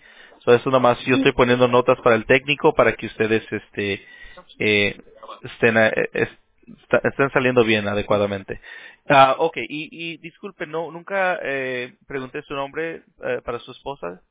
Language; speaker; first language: Spanish; early bilingual, heritage; Spanish